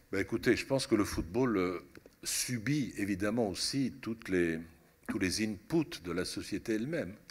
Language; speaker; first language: French; early bilingual, other home language; Italian